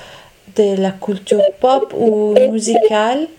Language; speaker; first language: French; non-native, local second language; Italian